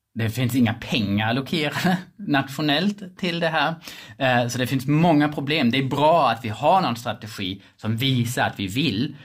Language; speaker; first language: Swedish; non-native, fluent; German